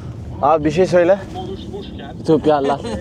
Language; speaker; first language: Turkish; non-native, learner; Amharic